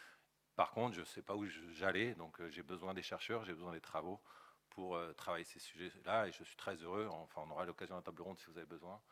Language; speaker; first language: French; native; French